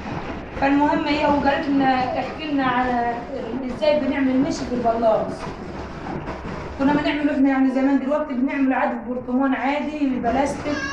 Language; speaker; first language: Arabic; native; Arabic